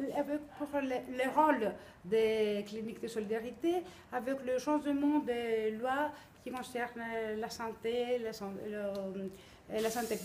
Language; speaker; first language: French; non-native, learner; Greek